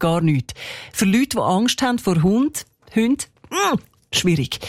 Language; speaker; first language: German; native; German